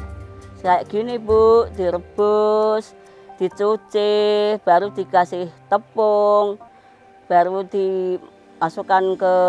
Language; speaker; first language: Indonesian; non-native, local second language; Javanese